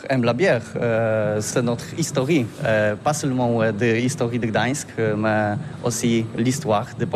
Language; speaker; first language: French; non-native, learner; Polish